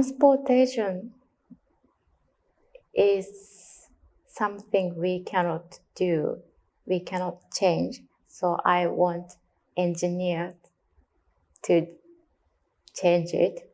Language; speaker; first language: English; non-native, learner; Japanese